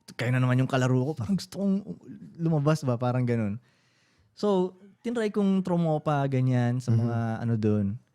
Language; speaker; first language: Filipino; non-native, local second language; Cebuano